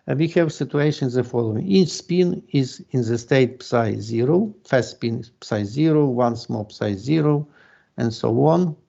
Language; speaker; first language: English; non-native, fluent; Ukrainian